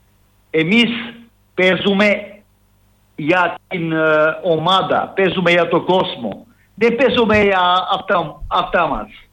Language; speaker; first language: Greek; non-native, fluent; Serbian